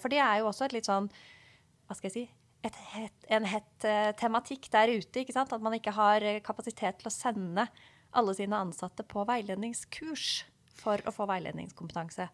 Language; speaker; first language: Norwegian; native; Norwegian